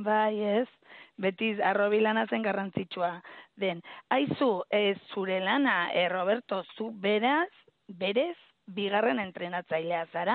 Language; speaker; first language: Basque; native; Basque